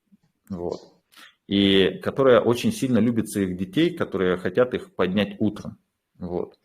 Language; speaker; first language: Russian; native; Russian